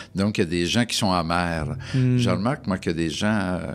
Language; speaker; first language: French; native; French